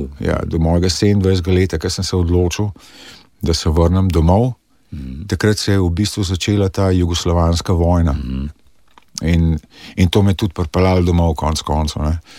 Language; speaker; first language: Slovenian; early bilingual, other home language; English